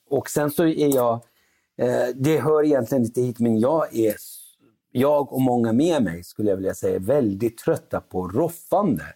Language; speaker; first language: Swedish; early bilingual, other home language; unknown